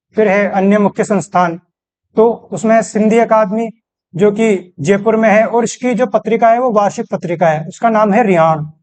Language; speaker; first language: Hindi; native; Hindi